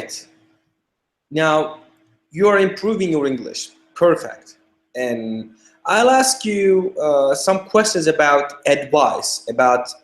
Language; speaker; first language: English; non-native, fluent; Turkish